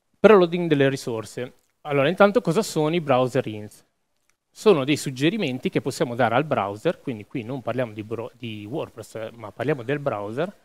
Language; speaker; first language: Italian; native; Italian